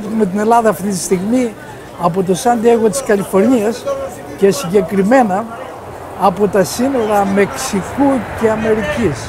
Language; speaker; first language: Greek; native; Greek